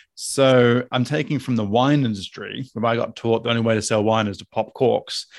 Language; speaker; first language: English; native; English